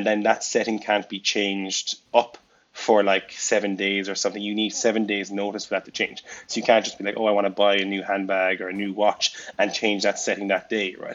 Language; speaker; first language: English; native; English